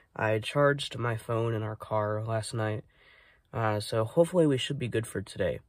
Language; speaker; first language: English; native; English